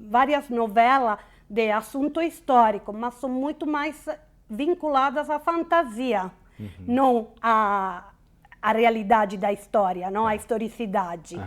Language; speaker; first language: Portuguese; non-native, fluent; Italian